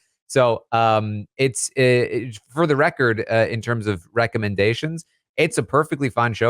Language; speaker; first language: English; native; English